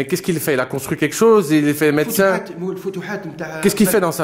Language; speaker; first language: French; early bilingual, other home language; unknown